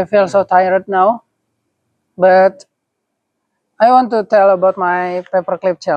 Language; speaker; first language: English; non-native, learner; Indonesian